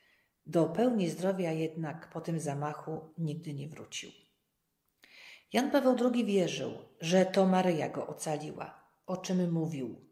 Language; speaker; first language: Polish; native; Polish